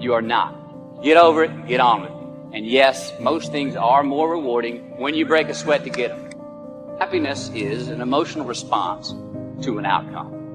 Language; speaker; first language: English; native; English